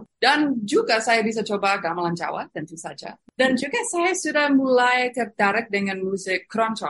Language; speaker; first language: Indonesian; non-native, fluent; English